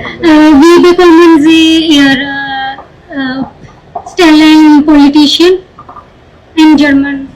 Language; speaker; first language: German; non-native, learner; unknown